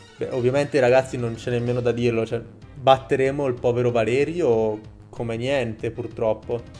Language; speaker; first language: Italian; native; Italian